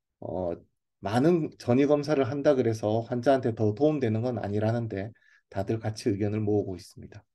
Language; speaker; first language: Korean; native; Korean